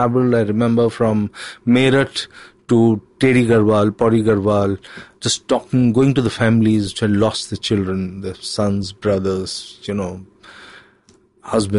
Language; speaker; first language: English; non-native, local second language; Hindi